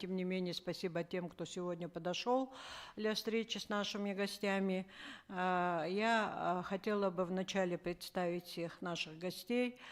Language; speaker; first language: Russian; native; Russian